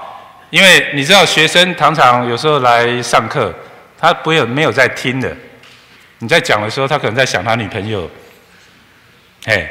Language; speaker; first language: Chinese; native; Chinese